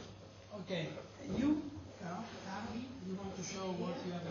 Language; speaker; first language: English; non-native, learner; Italian